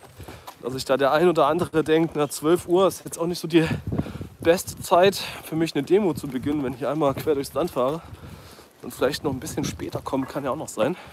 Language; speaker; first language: German; native; German